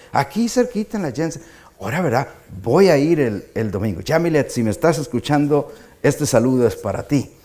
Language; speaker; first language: Spanish; native; Spanish